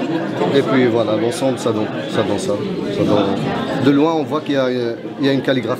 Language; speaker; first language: French; non-native, local second language; Arabic